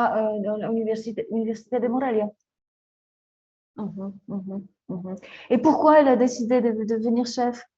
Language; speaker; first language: French; non-native, fluent; Spanish